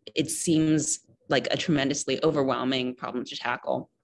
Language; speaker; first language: English; native; English